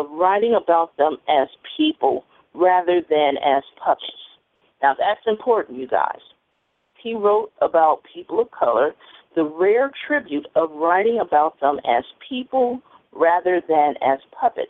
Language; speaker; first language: English; native; English